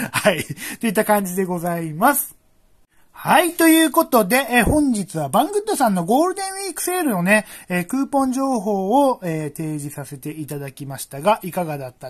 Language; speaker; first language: Japanese; native; Japanese